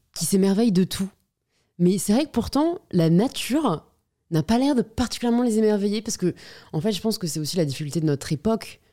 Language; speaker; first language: French; native; French